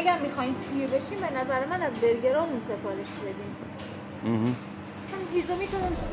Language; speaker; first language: Persian; native; Persian